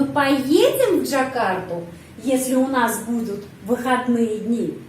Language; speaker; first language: Russian; non-native, fluent; Indonesian